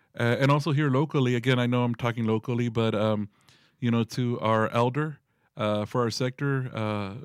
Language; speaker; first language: English; early bilingual, other home language; Spanish